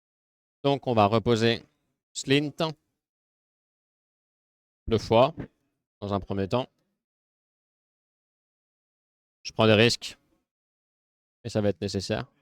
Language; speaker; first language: French; native; French